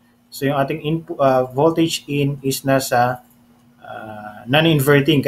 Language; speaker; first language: English; non-native, local second language; Filipino